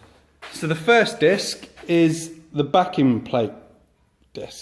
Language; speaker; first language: English; native; English